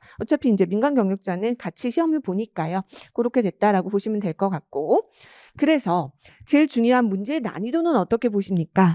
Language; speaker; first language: Korean; native; Korean